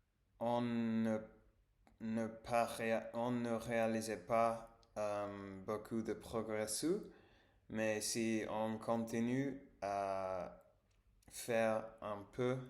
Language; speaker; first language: French; non-native, learner; English